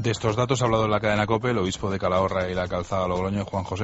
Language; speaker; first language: Spanish; native; Spanish